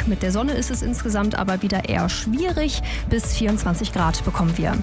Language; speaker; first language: German; native; German